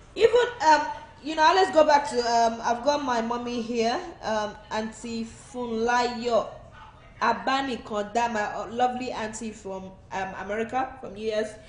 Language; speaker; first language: English; non-native, local second language; Yoruba